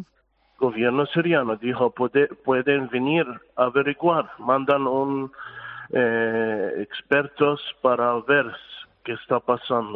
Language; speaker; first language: Spanish; non-native, fluent; Arabic